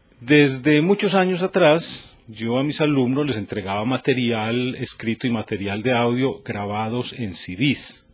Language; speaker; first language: Spanish; native; Spanish